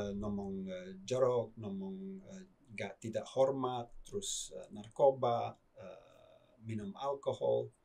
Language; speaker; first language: Indonesian; non-native, fluent; English